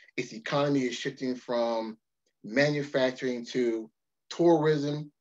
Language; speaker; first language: English; native; English